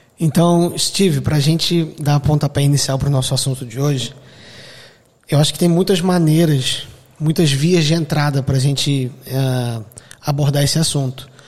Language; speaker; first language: Portuguese; native; Portuguese